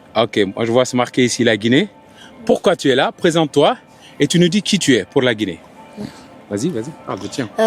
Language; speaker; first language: French; non-native, local second language; Fula